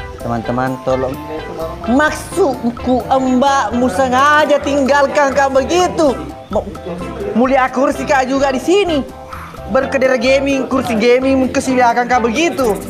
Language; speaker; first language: Indonesian; native; Indonesian